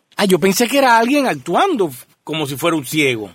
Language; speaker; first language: Spanish; native; Spanish